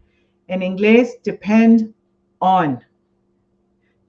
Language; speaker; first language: Spanish; non-native, fluent; English